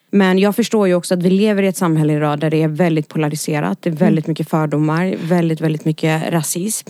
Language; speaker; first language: Swedish; early bilingual, other home language; Arabic